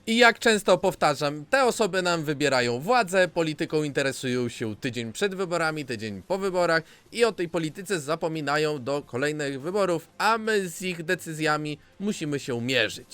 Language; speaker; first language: Polish; native; Polish